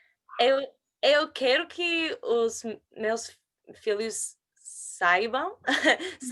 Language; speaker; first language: Portuguese; non-native, learner; English